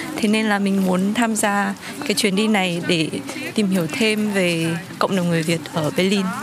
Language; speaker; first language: German; non-native, fluent; Vietnamese